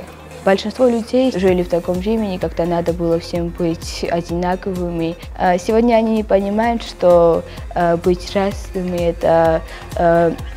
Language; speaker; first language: Russian; non-native, local second language; Georgian